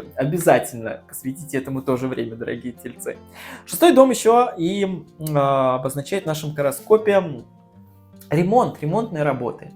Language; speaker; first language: Russian; native; Russian